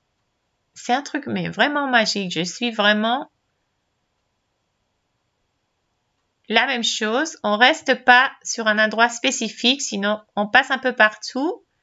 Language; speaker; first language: French; non-native, fluent; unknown